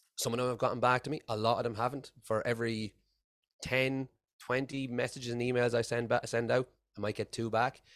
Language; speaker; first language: English; native; English